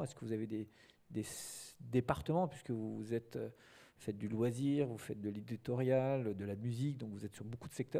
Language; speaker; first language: French; native; French